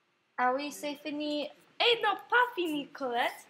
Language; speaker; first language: French; non-native, learner; English